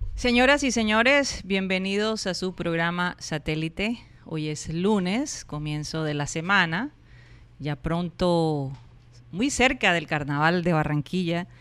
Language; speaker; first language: Spanish; native; Spanish